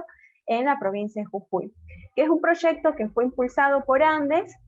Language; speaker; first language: Spanish; native; Spanish